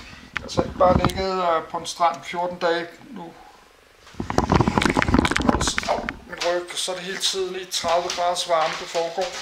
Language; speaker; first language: Danish; native; Danish